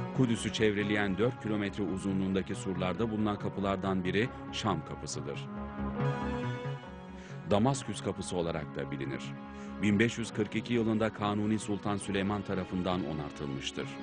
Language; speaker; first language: Turkish; native; Turkish